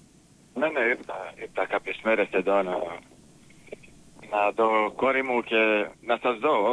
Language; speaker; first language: Greek; non-native, fluent; Serbian